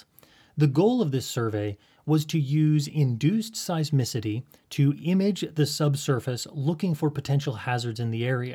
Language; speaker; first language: English; native; English